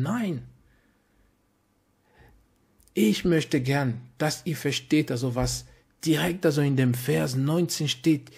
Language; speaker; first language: German; non-native, fluent; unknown